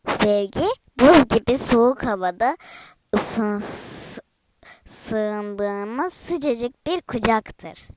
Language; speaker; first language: Turkish; native; Turkish